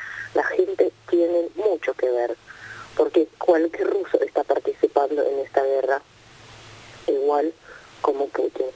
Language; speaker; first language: Spanish; non-native, fluent; Ukrainian